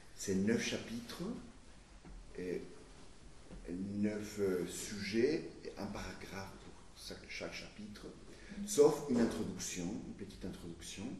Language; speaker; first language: French; non-native, fluent; Spanish